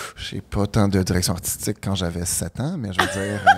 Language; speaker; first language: French; native; French